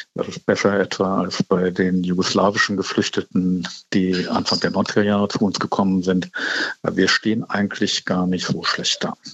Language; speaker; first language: German; native; German